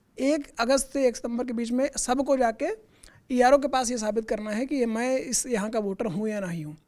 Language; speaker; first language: Hindi; native; Hindi